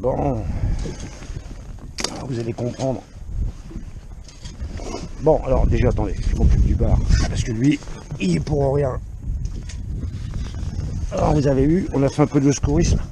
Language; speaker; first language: French; native; French